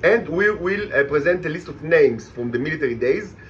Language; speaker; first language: English; non-native, fluent; Hebrew